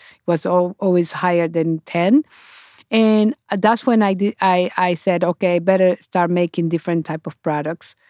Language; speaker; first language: English; non-native, fluent; Spanish